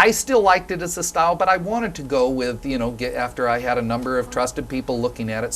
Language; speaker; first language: English; native; English